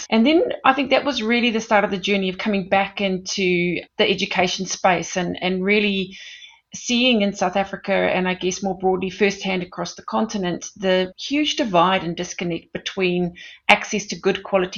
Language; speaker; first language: English; native; English